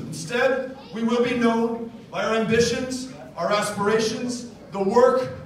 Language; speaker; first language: English; native; English